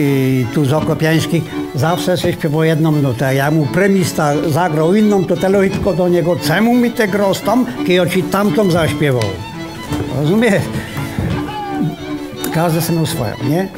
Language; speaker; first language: Polish; native; Polish